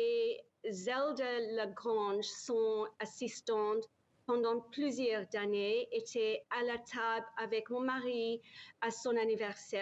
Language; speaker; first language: French; non-native, learner; English